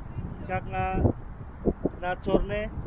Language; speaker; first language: Russian; non-native, learner; Filipino